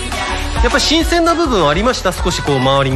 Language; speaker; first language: Japanese; native; Japanese